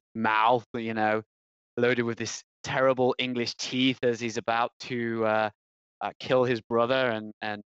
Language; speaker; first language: English; native; English